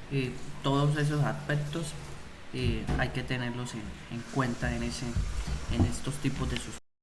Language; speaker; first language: Spanish; native; Spanish